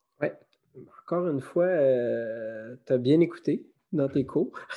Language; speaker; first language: French; native; French